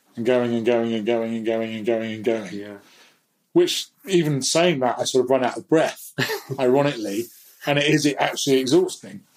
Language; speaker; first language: English; native; English